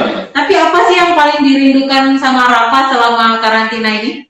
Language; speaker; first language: Indonesian; native; Indonesian